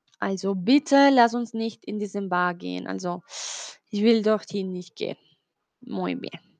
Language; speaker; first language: German; non-native, learner; Spanish